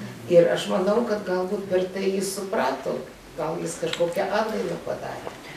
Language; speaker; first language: Lithuanian; native; Lithuanian